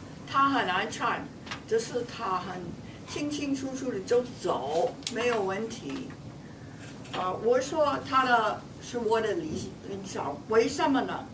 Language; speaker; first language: Chinese; non-native, fluent; English